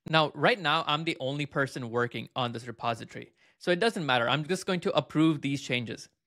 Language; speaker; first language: English; native; English